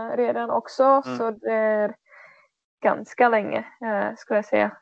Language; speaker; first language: Swedish; non-native, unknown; Czech